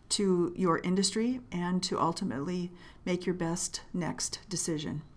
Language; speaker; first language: English; native; English